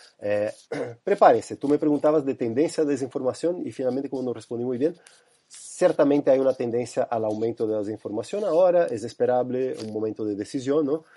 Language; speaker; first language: Spanish; non-native, fluent; Portuguese